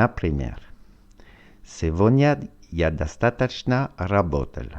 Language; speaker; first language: Russian; non-native, learner; French